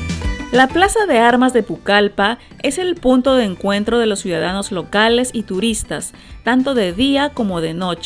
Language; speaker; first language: Spanish; native; Spanish